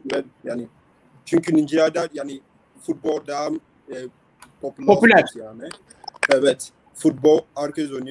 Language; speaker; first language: Turkish; non-native, learner; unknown